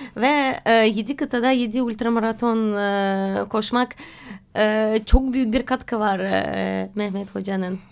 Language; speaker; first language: Turkish; non-native, fluent; Russian